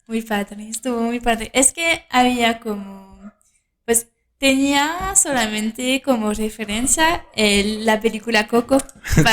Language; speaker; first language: Spanish; non-native, fluent; French